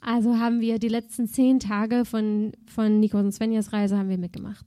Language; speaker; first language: German; native; German